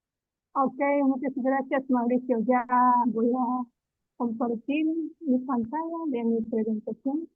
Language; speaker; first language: Spanish; non-native, learner; Japanese